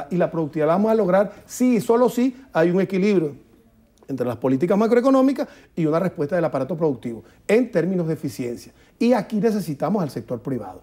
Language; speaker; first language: Spanish; native; Spanish